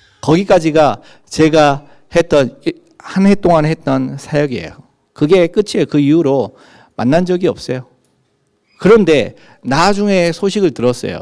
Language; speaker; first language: Korean; native; Korean